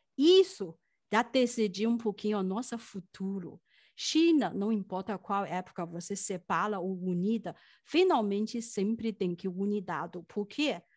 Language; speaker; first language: Portuguese; non-native, fluent; Chinese